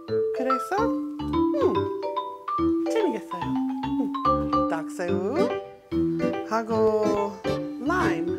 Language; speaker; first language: Korean; non-native, learner; English